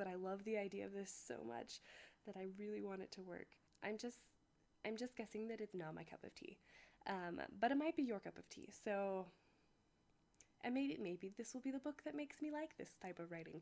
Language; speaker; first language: English; native; English